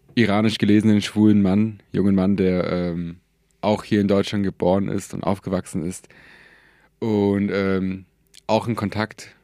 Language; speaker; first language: German; early bilingual, other home language; Persian